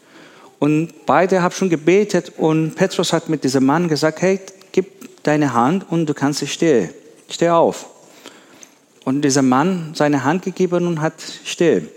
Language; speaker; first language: German; non-native, learner; Persian